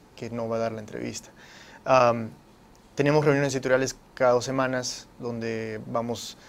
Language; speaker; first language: Spanish; early bilingual, heritage; Spanish